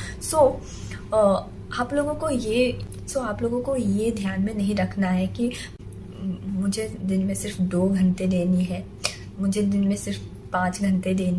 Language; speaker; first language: Hindi; non-native, local second language; Assamese